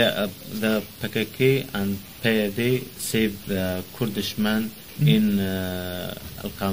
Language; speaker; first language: English; non-native, learner; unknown